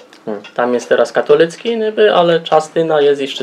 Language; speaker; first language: Polish; non-native, local second language; Rusyn